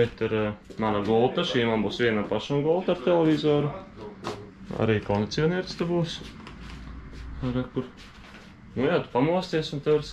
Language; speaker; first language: Latvian; native; Latvian